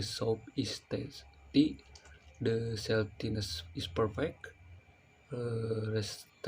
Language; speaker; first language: English; non-native, learner; Indonesian